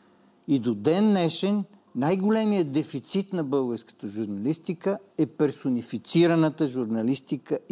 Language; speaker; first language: Bulgarian; native; Bulgarian